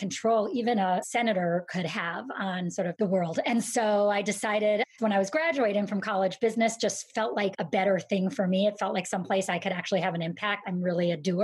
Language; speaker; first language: English; native; English